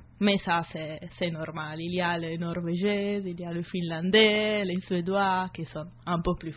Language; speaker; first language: French; non-native, learner; Italian